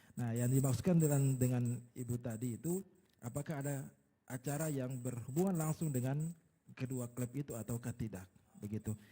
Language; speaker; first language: Indonesian; native; Indonesian